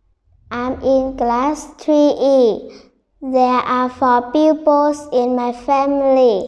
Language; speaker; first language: English; non-native, learner; Vietnamese